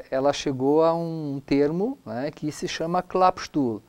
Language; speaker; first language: Portuguese; non-native, local second language; German